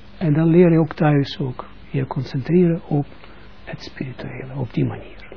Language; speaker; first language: Dutch; non-native, fluent; Russian